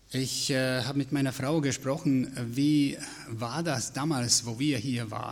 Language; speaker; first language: German; non-native, fluent; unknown